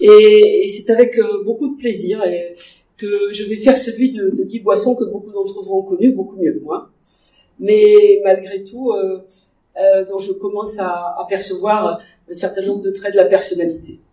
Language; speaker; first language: French; native; French